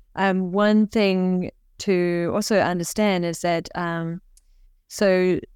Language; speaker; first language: English; native; English